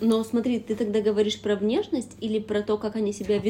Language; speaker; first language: Russian; native; Russian